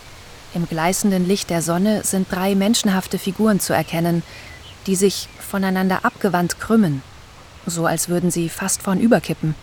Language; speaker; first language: German; native; German